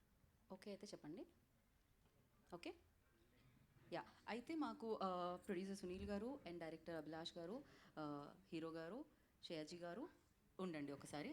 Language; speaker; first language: Telugu; native; Telugu